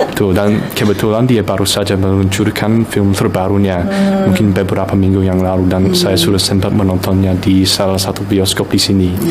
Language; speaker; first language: Indonesian; non-native, fluent; English